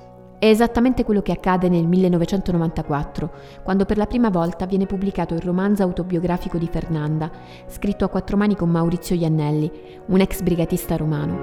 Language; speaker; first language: Italian; native; Italian